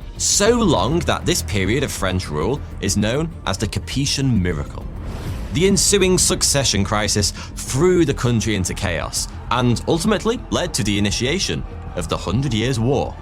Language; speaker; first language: English; native; English